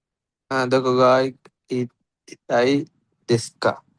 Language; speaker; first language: Japanese; non-native, learner; Sinhala